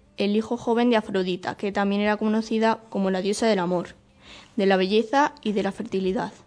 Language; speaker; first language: Spanish; native; Spanish